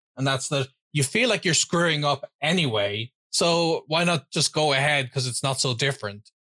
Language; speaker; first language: English; native; English